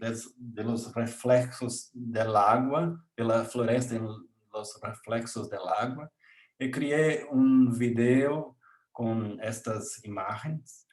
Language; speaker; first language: Spanish; non-native, learner; Portuguese